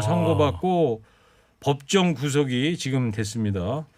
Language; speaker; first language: Korean; native; Korean